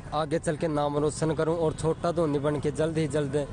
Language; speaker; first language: Hindi; native; Hindi